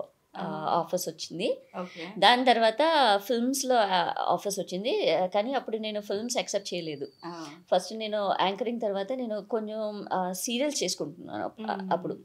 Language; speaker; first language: Telugu; non-native, learner; Malayalam